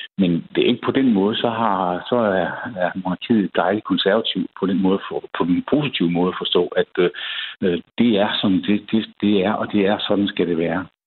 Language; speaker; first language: Danish; native; Danish